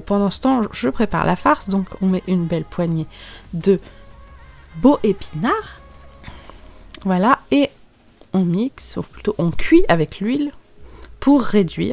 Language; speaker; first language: French; native; French